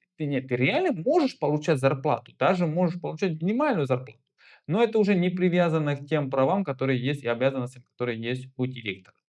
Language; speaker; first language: Russian; non-native, fluent; Armenian